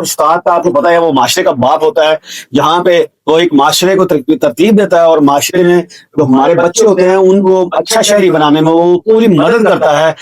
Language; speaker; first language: Urdu; native; Urdu